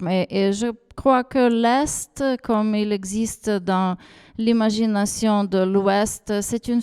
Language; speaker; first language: French; non-native, fluent; Ukrainian